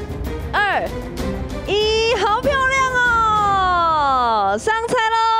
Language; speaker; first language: Chinese; native; Chinese